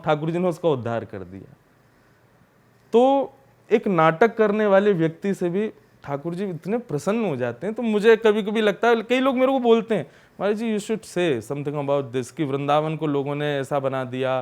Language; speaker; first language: Hindi; native; Hindi